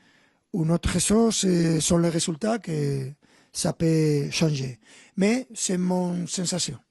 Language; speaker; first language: French; non-native, fluent; Spanish